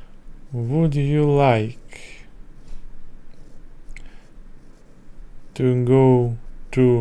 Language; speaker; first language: English; non-native, learner; Russian